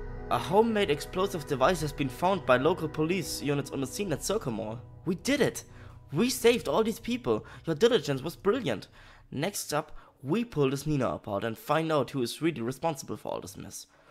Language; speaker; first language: English; non-native, fluent; German